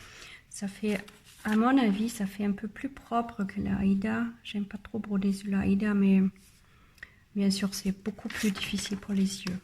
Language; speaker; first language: French; non-native, learner; German